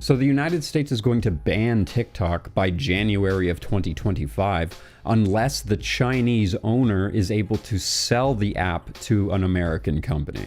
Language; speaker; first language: English; native; English